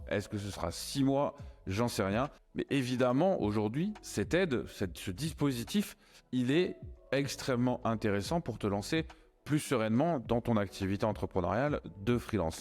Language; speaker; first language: French; native; French